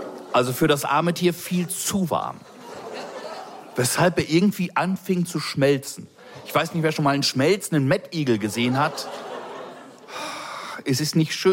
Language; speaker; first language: German; native; German